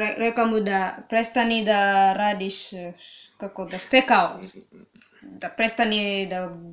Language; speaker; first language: Serbian; non-native, learner; Swahili